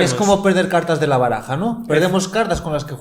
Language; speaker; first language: Spanish; native; Spanish